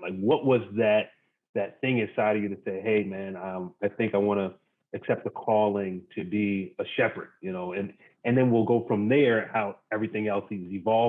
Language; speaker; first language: English; native; English